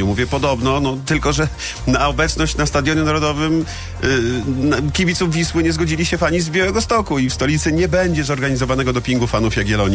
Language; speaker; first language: Polish; native; Polish